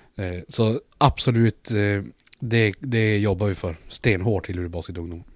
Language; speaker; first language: Swedish; native; Swedish